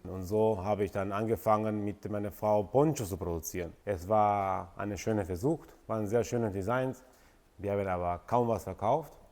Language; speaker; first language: German; non-native, fluent; Spanish